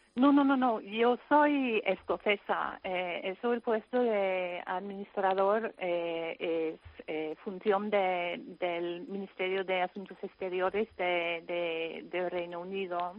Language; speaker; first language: Spanish; non-native, fluent; English